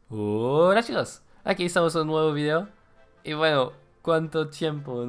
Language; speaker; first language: Spanish; non-native, fluent; French